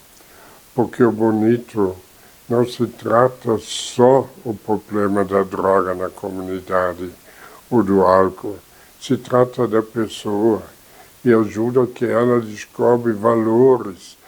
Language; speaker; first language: Portuguese; non-native, fluent; German